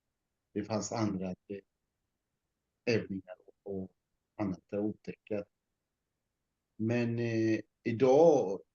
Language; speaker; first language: Swedish; non-native, learner; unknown